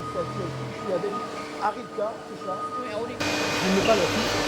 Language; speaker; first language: French; native; French